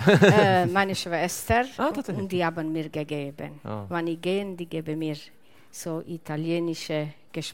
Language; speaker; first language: German; non-native, learner; Italian